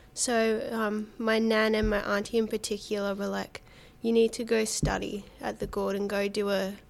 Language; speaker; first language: English; native; English